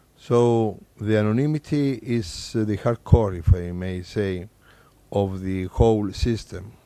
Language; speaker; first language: English; non-native, fluent; Greek